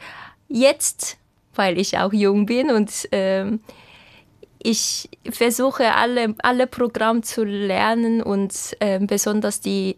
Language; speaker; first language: German; non-native, fluent; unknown